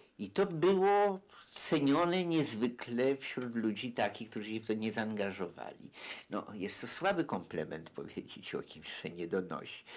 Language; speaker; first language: Polish; native; Polish